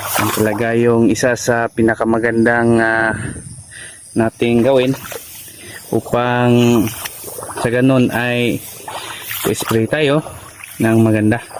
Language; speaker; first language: Filipino; non-native, local second language; Hiligaynon